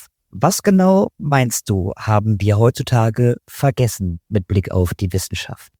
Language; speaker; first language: German; native; German